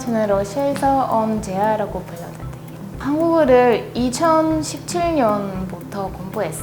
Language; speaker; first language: Korean; non-native, learner; Russian